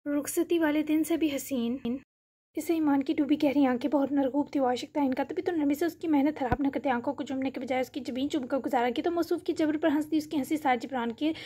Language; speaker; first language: Urdu; native; Urdu